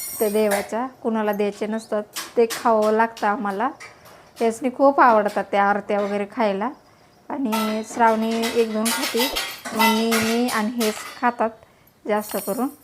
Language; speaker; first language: Marathi; native; Marathi